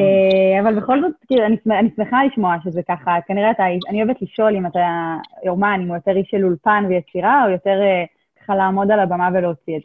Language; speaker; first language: Hebrew; native; Hebrew